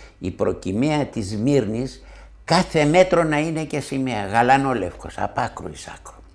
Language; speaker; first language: Greek; native; Greek